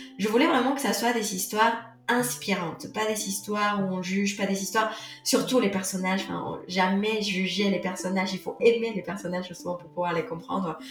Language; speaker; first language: French; non-native, fluent; Spanish